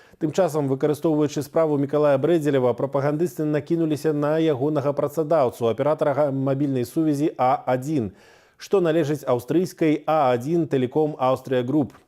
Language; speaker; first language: Belarusian; native; Belarusian